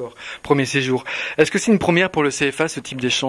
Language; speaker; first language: French; native; French